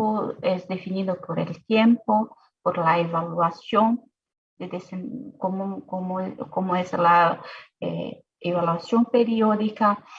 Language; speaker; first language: Spanish; non-native, fluent; Portuguese